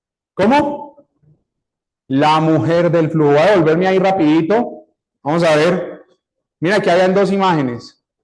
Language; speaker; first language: Spanish; native; Spanish